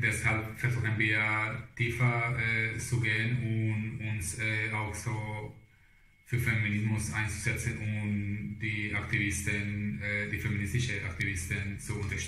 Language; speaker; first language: German; non-native, fluent; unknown